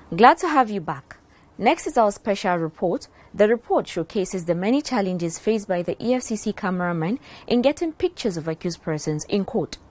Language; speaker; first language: English; non-native, local second language; Hausa